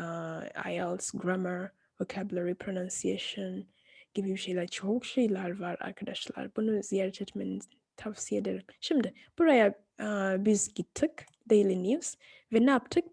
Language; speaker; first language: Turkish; non-native, fluent; English